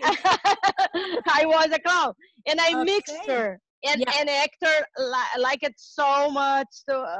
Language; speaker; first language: English; non-native, learner; Portuguese